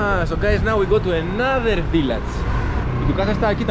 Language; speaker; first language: Spanish; non-native, learner; Greek